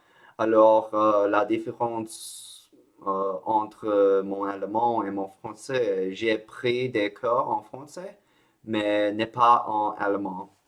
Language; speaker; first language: French; non-native, learner; English